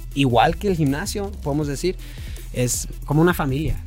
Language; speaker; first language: Spanish; early bilingual, heritage; Spanish